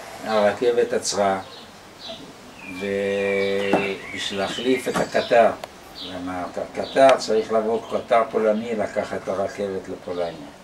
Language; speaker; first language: Hebrew; non-native, fluent; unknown